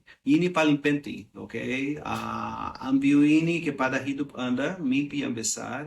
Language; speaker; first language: Indonesian; non-native, learner; Portuguese